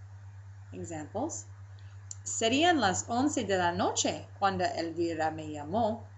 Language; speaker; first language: Spanish; non-native, fluent; English